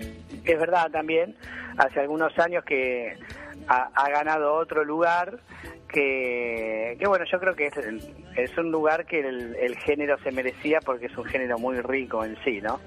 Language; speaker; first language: Spanish; native; Spanish